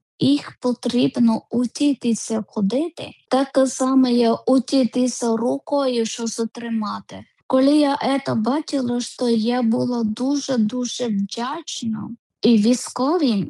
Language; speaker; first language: Ukrainian; non-native, learner; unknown